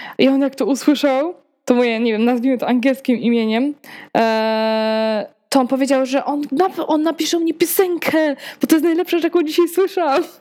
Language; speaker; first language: Polish; early bilingual, heritage; Polish